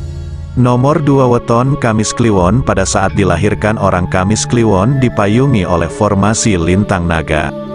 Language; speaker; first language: Indonesian; non-native, local second language; Javanese